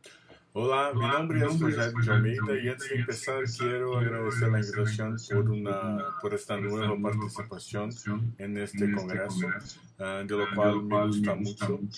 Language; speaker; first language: Spanish; non-native, fluent; Portuguese